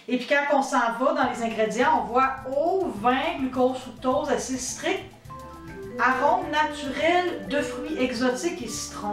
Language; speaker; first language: French; native; French